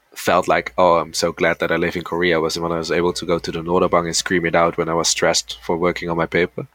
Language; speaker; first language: English; early bilingual, heritage; Dutch